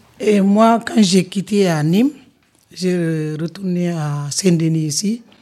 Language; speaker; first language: French; non-native, local second language; Wolof